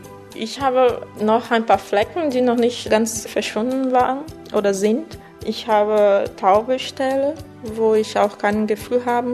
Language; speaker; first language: German; non-native, fluent; Portuguese